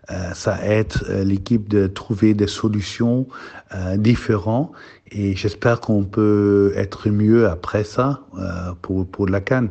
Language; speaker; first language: French; non-native, fluent; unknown